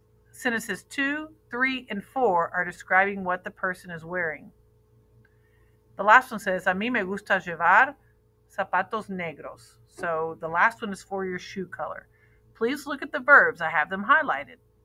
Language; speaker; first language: English; native; English